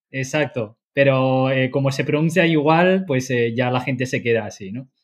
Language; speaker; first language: Spanish; non-native, fluent; Chinese